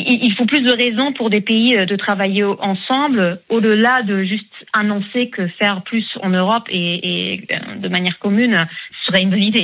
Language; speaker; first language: French; non-native, fluent; German